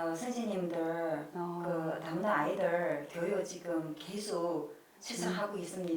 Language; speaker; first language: Korean; non-native, learner; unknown